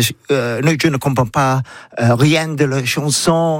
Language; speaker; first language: French; non-native, learner; English